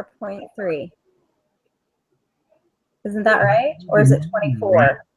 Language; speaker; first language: English; native; English